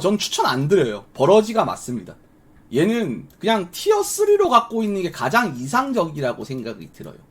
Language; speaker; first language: Korean; native; Korean